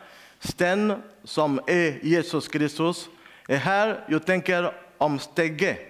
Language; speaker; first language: Swedish; non-native, learner; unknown